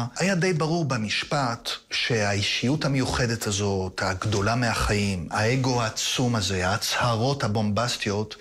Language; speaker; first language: Hebrew; native; Hebrew